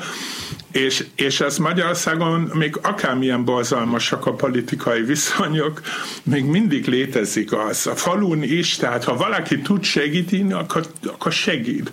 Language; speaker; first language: Hungarian; non-native, fluent; Dutch